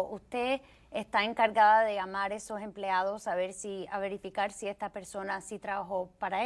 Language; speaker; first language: Spanish; early bilingual, heritage; Spanish